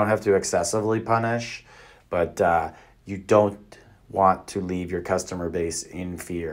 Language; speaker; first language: English; native; English